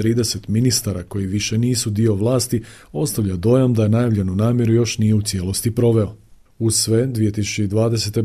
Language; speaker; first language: Croatian; native; Croatian